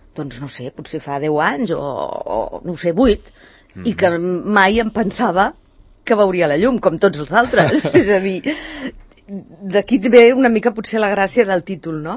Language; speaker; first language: Catalan; native; Catalan